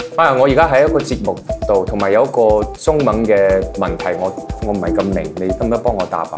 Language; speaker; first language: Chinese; non-native, fluent; Cantonese